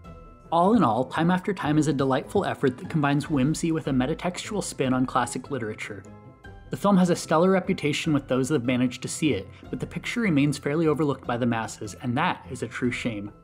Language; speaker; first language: English; native; English